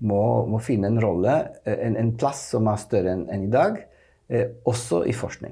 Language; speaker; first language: Norwegian; non-native, fluent; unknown